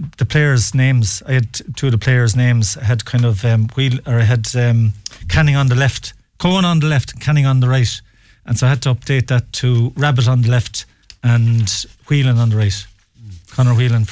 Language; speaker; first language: English; native; English